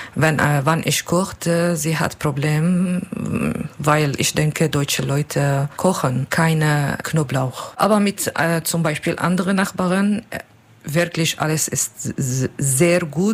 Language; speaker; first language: German; non-native, learner; Arabic